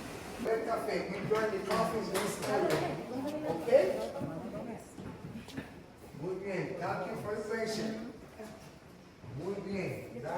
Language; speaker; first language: English; non-native, local second language; Spanish